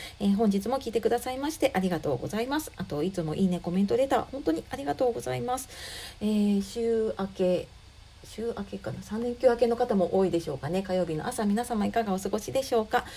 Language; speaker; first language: Japanese; native; Japanese